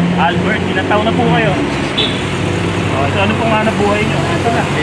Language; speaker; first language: Filipino; native; Filipino